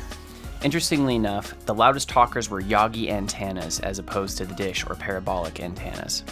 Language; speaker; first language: English; native; English